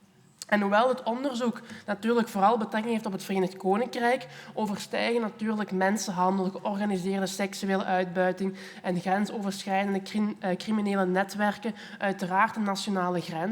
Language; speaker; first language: Dutch; native; Dutch